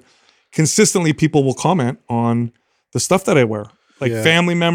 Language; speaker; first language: English; native; English